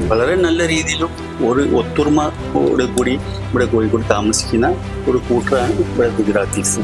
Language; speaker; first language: Malayalam; non-native, local second language; Gujarati